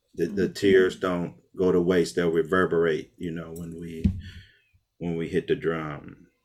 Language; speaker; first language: English; native; English